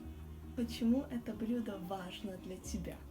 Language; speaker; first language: Russian; early bilingual, heritage; Russian